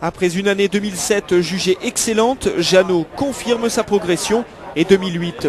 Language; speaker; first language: French; native; French